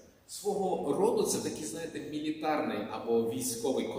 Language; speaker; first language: Ukrainian; native; Ukrainian